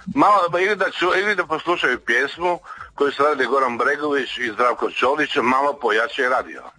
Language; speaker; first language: Serbian; native; Serbian